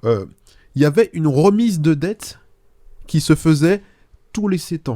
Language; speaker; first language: French; native; French